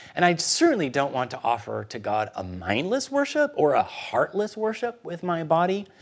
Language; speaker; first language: English; early bilingual, other home language; Spanish